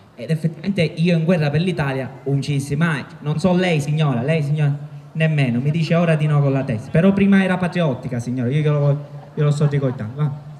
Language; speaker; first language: Italian; native; Italian